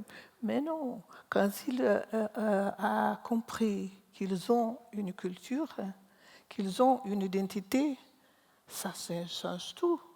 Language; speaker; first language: French; non-native, learner; Portuguese